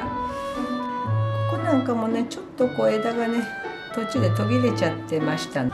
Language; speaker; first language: Japanese; native; Japanese